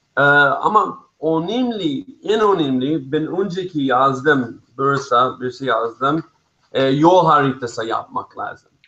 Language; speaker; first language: Turkish; non-native, fluent; English